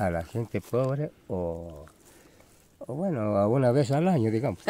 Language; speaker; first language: Spanish; non-native, local second language; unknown